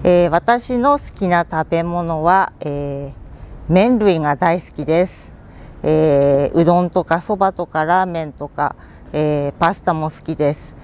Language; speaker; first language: Japanese; native; Japanese